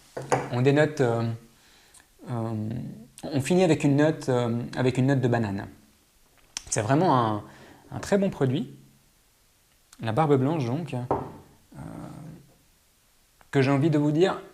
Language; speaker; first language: French; native; French